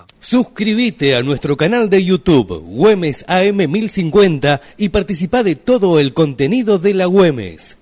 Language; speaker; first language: Spanish; native; Spanish